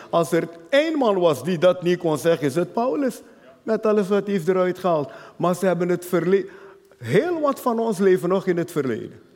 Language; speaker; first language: Dutch; non-native, fluent; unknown